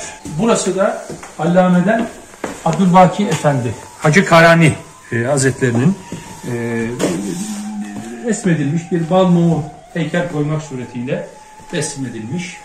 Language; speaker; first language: Turkish; native; Turkish